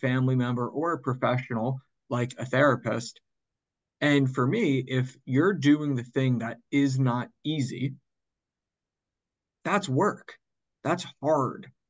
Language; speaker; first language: English; native; English